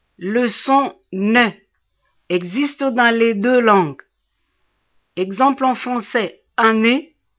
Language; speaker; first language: French; non-native, local second language; Swahili